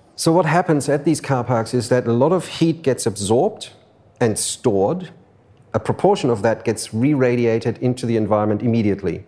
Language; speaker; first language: English; non-native, fluent; German